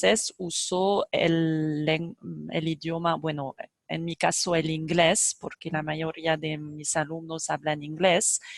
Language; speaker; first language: Spanish; non-native, fluent; French